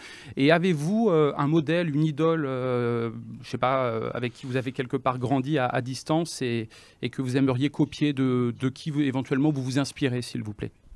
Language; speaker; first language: French; native; French